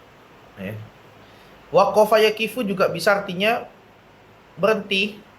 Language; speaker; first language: Indonesian; native; Indonesian